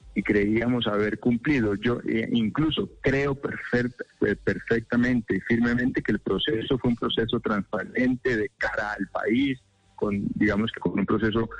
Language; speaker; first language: Spanish; native; Spanish